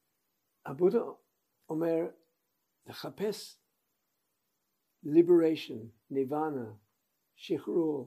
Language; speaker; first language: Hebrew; non-native, fluent; English